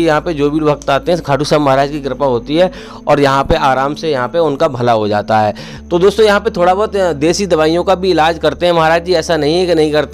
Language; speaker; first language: Hindi; native; Hindi